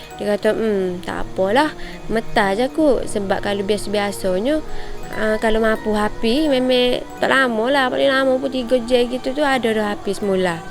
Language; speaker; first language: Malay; native; Malay